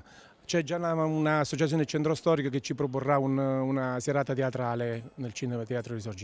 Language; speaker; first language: Italian; native; Italian